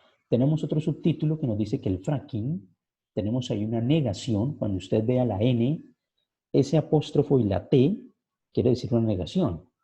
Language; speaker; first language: Spanish; native; Spanish